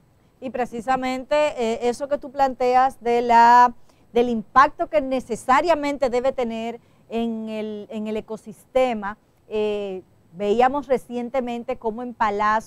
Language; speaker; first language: Spanish; native; Spanish